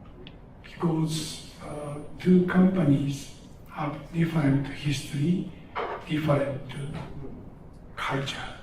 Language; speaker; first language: English; non-native, learner; Japanese